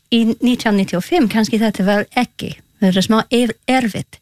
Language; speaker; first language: Icelandic; non-native, learner; Spanish